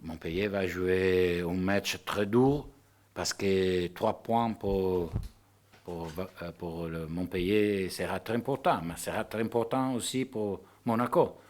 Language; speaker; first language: French; non-native, learner; Italian